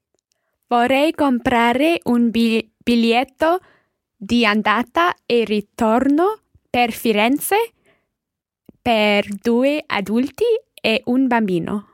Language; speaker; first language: Italian; non-native, learner; English